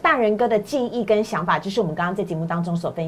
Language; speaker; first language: Chinese; native; Chinese